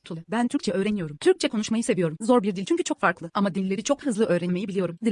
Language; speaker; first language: Turkish; non-native, learner; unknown